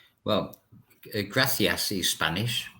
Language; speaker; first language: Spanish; non-native, learner; English